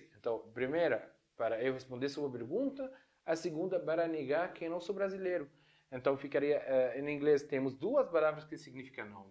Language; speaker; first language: Portuguese; non-native, fluent; Arabic